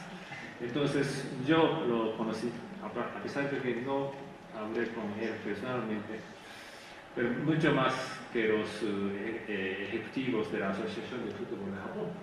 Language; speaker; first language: Spanish; non-native, fluent; Japanese